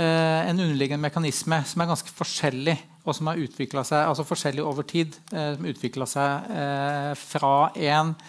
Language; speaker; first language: Norwegian; native; Norwegian